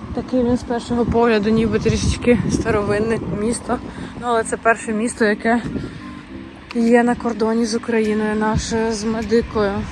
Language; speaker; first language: Ukrainian; native; Ukrainian